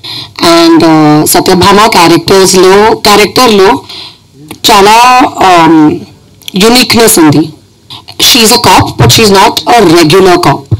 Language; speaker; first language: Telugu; non-native, local second language; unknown